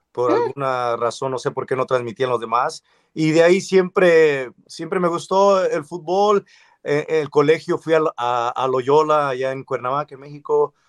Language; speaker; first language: Spanish; early bilingual, other home language; English